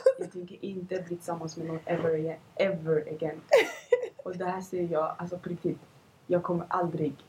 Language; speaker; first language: Swedish; native; Swedish